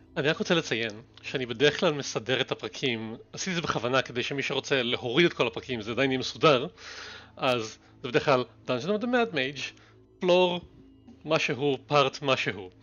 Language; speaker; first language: Hebrew; native; Hebrew